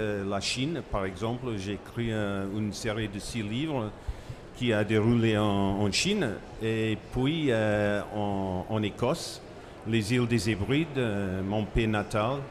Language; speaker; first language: French; non-native, fluent; English